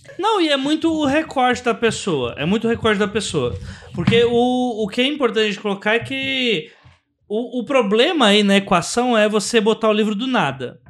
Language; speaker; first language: Portuguese; native; Portuguese